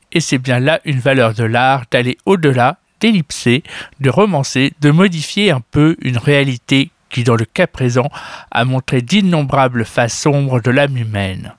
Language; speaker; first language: French; native; French